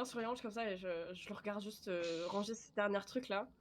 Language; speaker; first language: French; native; French